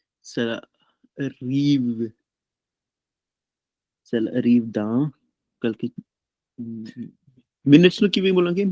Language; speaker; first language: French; non-native, learner; Punjabi